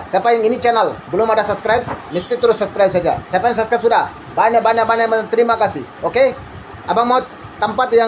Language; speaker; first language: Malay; non-native, learner; Bangla